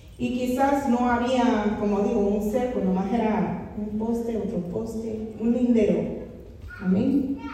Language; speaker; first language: Spanish; non-native, fluent; English